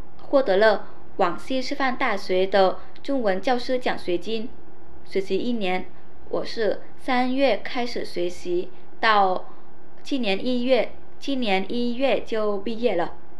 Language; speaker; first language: Chinese; non-native, fluent; Vietnamese